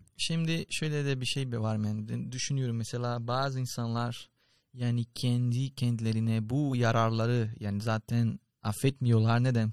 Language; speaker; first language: Turkish; non-native, fluent; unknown